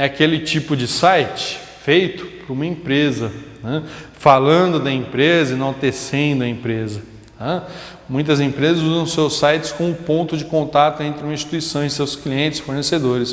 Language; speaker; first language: Portuguese; native; Portuguese